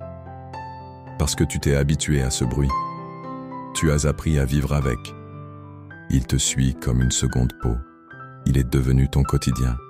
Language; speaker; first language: French; native; French